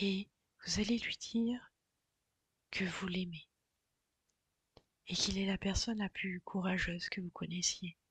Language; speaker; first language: French; native; French